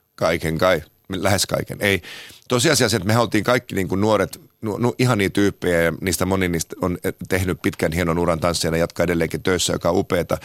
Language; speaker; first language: Finnish; native; Finnish